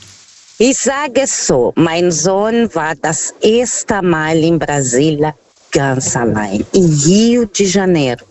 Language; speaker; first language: German; non-native, fluent; Portuguese